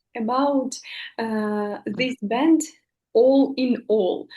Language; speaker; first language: English; non-native, fluent; Russian